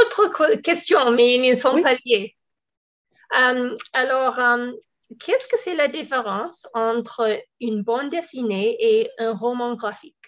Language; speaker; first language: French; non-native, fluent; English